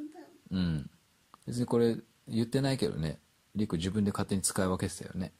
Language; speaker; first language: Japanese; native; Japanese